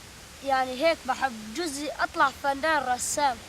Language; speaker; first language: Arabic; native; Arabic